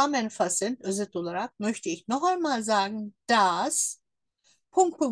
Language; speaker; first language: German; non-native, fluent; Turkish